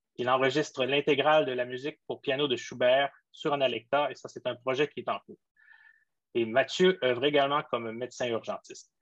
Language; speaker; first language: French; native; French